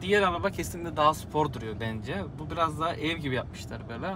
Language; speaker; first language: Turkish; native; Turkish